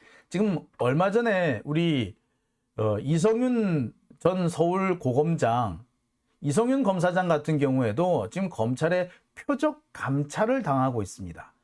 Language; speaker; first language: Korean; native; Korean